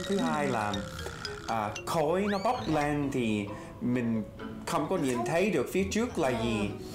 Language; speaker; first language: Vietnamese; non-native, fluent; English